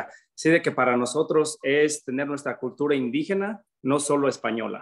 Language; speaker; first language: Spanish; early bilingual, other home language; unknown